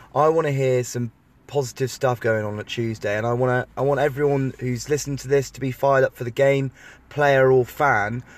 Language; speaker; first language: English; native; English